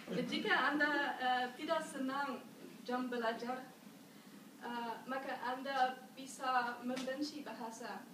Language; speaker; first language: Indonesian; non-native, learner; German